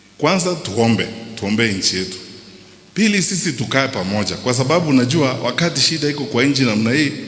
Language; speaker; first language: Swahili; non-native, local second language; Gusii